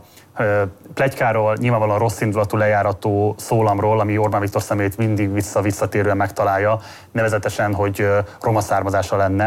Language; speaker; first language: Hungarian; native; Hungarian